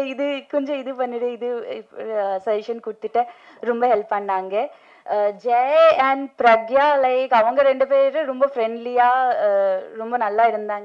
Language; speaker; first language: Tamil; non-native, fluent; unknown